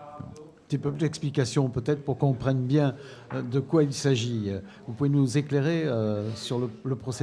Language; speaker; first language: French; native; French